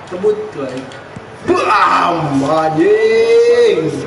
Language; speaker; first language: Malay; non-native, local second language; Sundanese